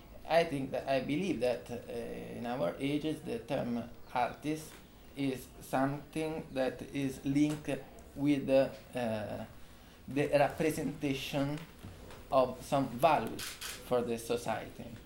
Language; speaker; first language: English; non-native, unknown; Italian